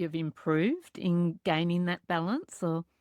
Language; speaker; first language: English; native; English